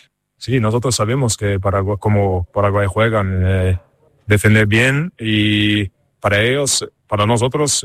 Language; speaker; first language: Spanish; non-native, learner; German